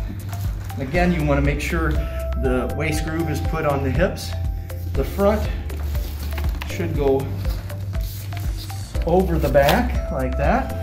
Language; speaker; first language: English; native; English